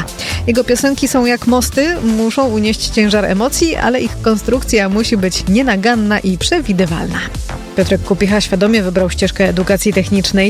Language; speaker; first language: Polish; native; Polish